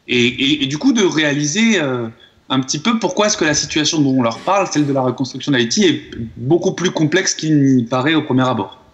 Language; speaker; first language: French; native; French